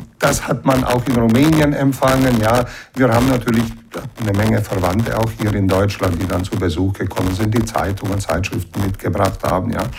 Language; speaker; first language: German; early bilingual, heritage; German